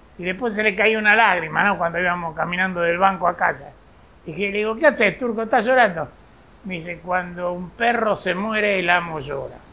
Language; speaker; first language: Spanish; native; Spanish